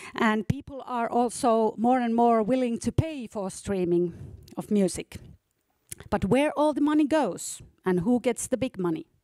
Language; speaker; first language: English; non-native, fluent; Finnish